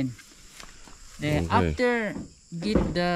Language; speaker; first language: English; non-native, learner; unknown